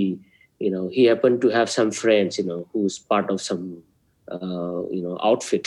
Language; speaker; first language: English; non-native, local second language; Manipuri